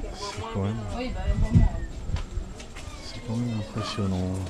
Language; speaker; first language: French; native; French